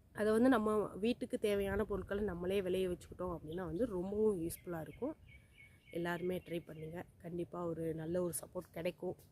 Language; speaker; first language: Tamil; native; Tamil